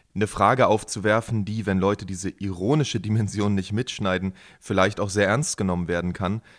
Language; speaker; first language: German; native; German